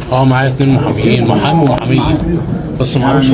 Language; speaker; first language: Arabic; native; Arabic